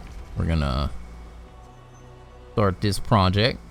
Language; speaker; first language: English; native; English